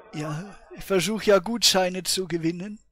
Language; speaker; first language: German; native; German